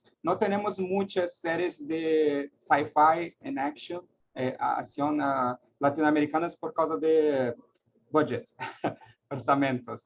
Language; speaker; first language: Spanish; non-native, learner; Portuguese